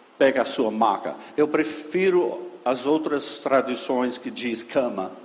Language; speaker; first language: Portuguese; non-native, fluent; English